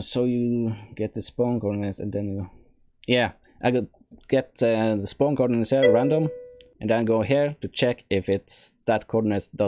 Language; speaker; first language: English; non-native, fluent; Norwegian